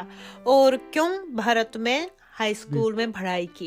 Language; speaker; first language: Hindi; non-native, fluent; Japanese